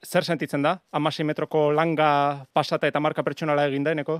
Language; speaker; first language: Basque; native; Basque